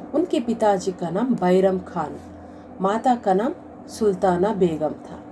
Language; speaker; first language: Hindi; non-native, local second language; Kannada